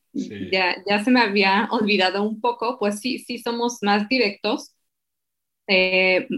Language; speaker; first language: Spanish; non-native, fluent; Slovak